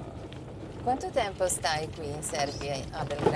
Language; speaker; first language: Italian; non-native, learner; Serbian